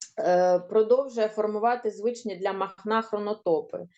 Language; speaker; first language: Ukrainian; native; Ukrainian